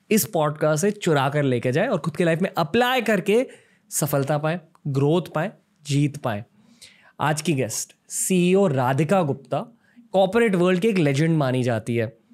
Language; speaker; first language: Hindi; native; Hindi